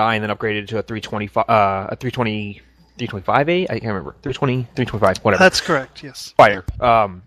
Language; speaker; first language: English; native; English